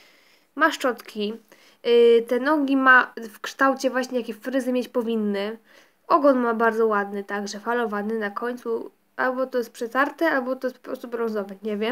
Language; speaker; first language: Polish; native; Polish